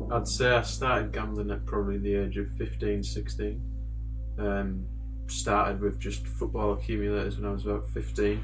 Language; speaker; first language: English; native; English